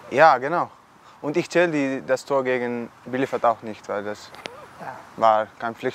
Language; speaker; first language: German; non-native, learner; Dutch